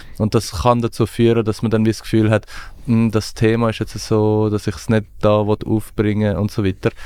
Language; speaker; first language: German; early bilingual, other home language; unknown